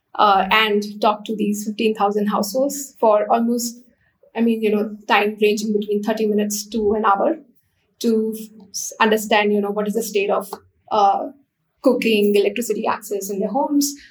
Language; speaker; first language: English; non-native, local second language; Hindi